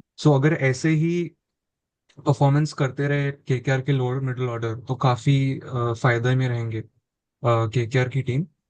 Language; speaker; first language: Hindi; native; Hindi